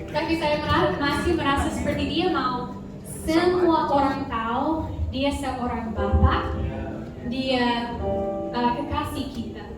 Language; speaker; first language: Indonesian; non-native, fluent; English